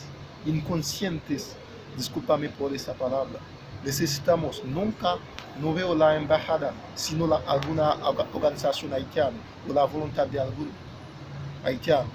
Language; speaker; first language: Spanish; non-native, fluent; Haitian Creole